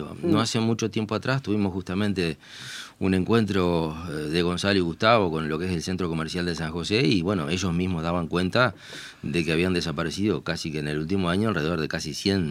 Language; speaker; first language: Spanish; native; Spanish